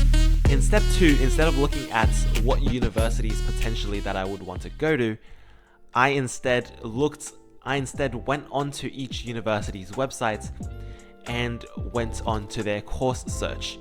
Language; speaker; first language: English; early bilingual, other home language; Chinese